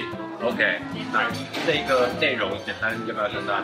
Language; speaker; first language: Chinese; native; Chinese